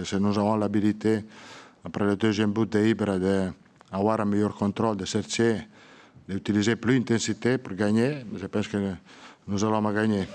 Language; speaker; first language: French; non-native, learner; Italian